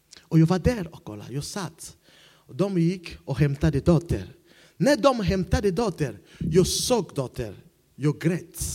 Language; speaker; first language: Swedish; non-native, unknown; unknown